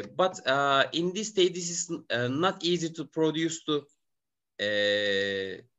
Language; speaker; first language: English; non-native, learner; Turkish